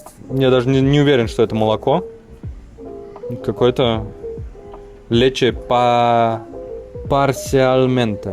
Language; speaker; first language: Russian; native; Russian